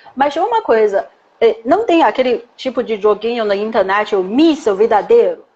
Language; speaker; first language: Portuguese; non-native, learner; Chinese